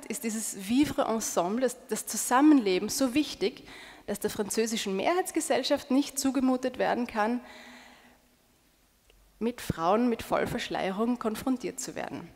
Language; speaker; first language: German; native; German